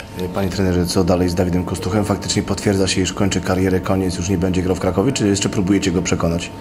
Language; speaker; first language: Polish; native; Polish